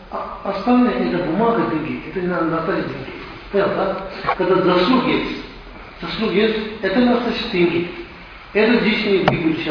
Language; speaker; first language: Russian; non-native, learner; Tibetan